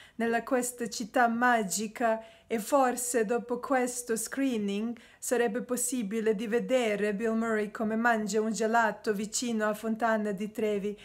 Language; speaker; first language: Italian; non-native, learner; Serbian